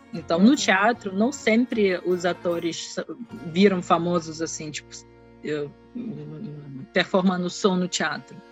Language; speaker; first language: Portuguese; non-native, fluent; Russian